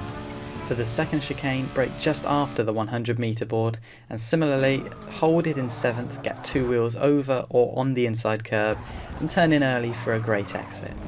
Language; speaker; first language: English; native; English